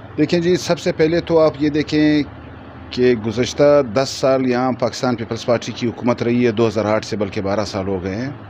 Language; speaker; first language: Urdu; non-native, local second language; Pashto